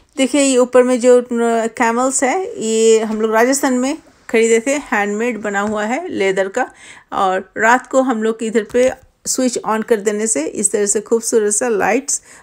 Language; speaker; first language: Hindi; non-native, local second language; Bangla